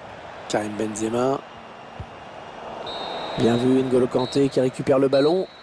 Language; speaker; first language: French; native; French